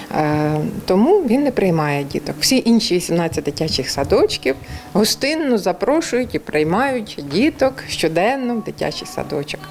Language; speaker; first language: Ukrainian; native; Ukrainian